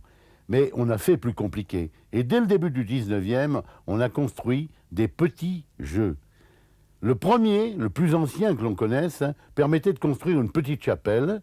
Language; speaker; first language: French; native; French